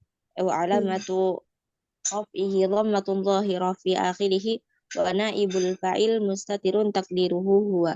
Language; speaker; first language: Arabic; non-native, learner; Indonesian